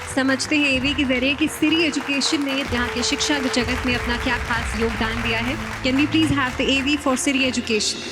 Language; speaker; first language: Hindi; native; Hindi